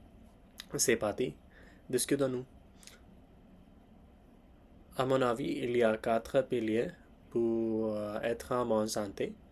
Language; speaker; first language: French; non-native, learner; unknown